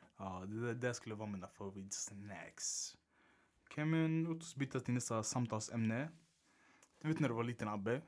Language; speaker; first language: Swedish; early bilingual, other home language; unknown